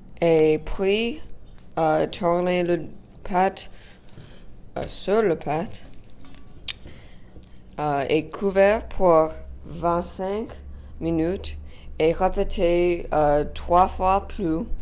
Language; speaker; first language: French; non-native, learner; English